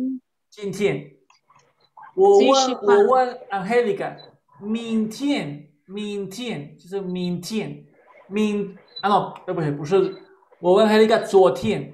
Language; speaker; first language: Chinese; non-native, fluent; Spanish